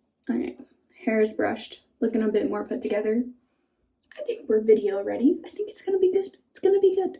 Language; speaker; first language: English; native; English